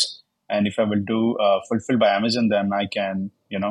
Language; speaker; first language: English; non-native, local second language; Hindi